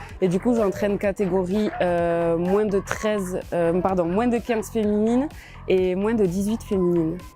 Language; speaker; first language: French; native; French